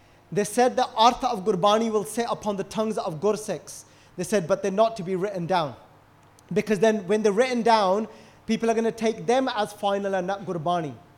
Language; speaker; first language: English; early bilingual, other home language; Punjabi